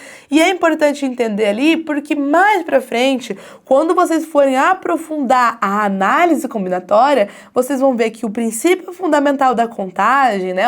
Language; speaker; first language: Portuguese; native; Portuguese